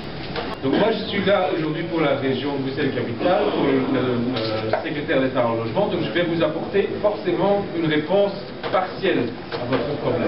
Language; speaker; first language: French; native; French